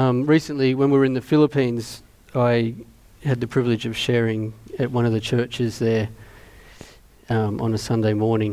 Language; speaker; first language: English; native; English